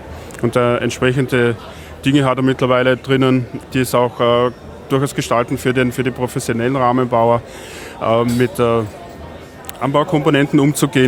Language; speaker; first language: German; native; German